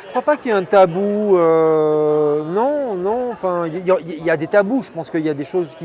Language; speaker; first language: French; non-native, local second language; Arabic